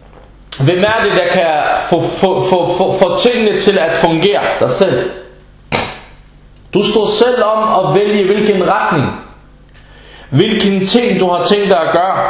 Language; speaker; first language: Danish; non-native, fluent; Arabic